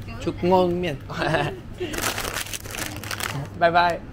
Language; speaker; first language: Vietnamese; non-native, learner; Polish